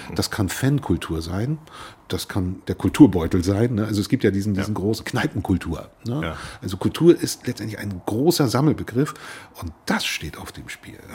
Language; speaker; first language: German; native; German